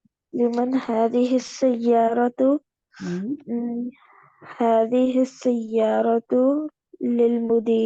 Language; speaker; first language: Arabic; non-native, learner; Urdu